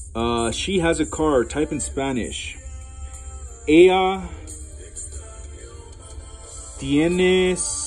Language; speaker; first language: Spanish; non-native, learner; English